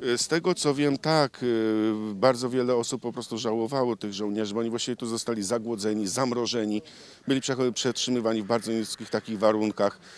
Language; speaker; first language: Polish; non-native, fluent; Italian